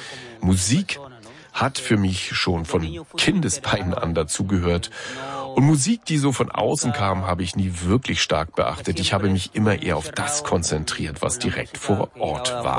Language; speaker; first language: German; native; German